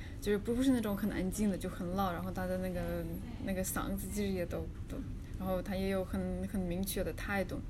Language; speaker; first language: Chinese; non-native, fluent; Russian